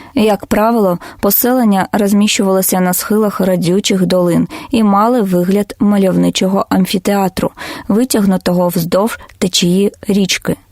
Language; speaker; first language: Ukrainian; non-native, local second language; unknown